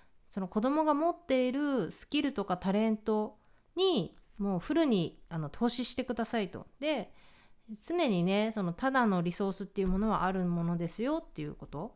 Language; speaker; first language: Japanese; native; Japanese